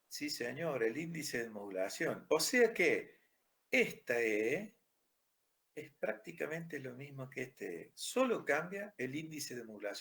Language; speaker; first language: Spanish; native; Spanish